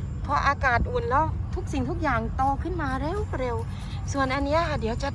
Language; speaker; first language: Thai; native; Thai